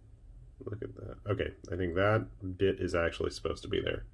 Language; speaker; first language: English; native; English